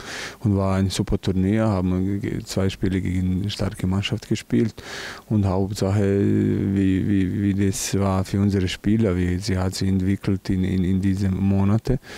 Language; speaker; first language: German; non-native, learner; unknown